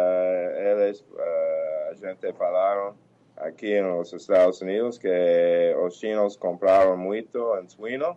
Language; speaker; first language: Portuguese; non-native, fluent; English